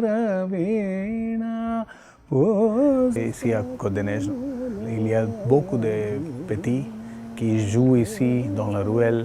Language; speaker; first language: French; non-native, learner; Tamil